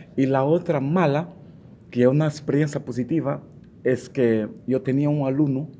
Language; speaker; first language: Spanish; non-native, fluent; Portuguese